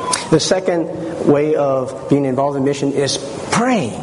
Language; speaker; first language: English; early bilingual, other home language; Chinese